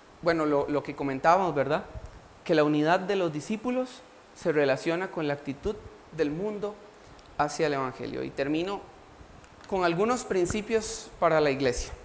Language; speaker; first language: Spanish; native; Spanish